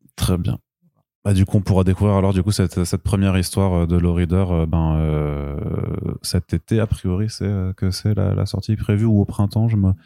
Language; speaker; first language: French; native; French